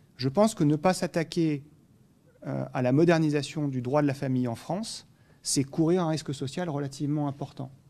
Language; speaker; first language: French; native; French